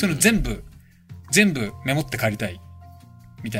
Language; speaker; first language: Japanese; native; Japanese